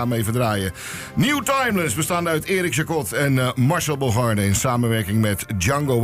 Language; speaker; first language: Dutch; native; Dutch